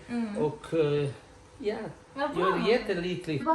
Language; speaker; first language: Swedish; non-native, fluent; Spanish